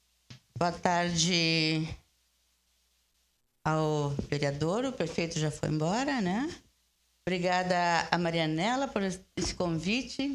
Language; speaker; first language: Portuguese; early bilingual, other home language; Spanish